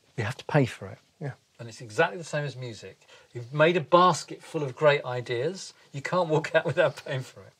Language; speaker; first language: English; native; English